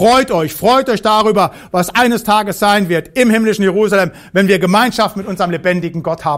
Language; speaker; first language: German; native; German